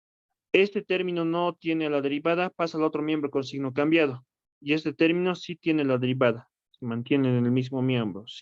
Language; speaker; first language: Spanish; native; Spanish